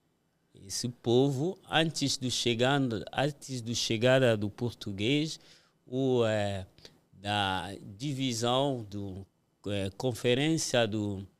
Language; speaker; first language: Portuguese; non-native, fluent; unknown